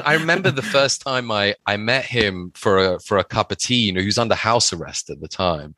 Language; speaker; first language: English; native; English